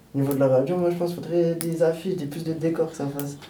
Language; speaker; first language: French; native; French